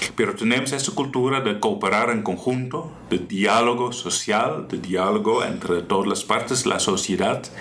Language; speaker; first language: Spanish; non-native, fluent; Dutch